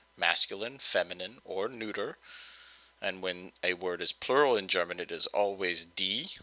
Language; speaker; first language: English; native; English